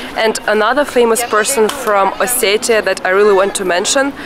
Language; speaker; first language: English; non-native, fluent; Russian